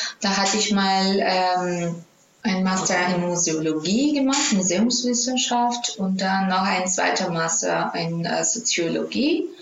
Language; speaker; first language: German; non-native, fluent; Greek